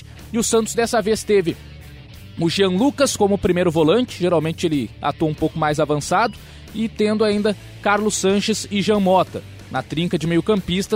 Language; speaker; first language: Portuguese; native; Portuguese